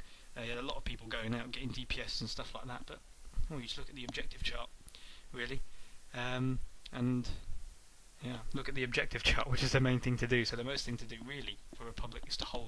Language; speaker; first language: English; native; English